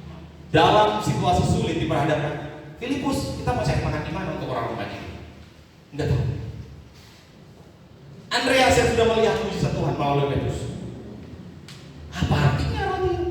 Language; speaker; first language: Indonesian; native; Indonesian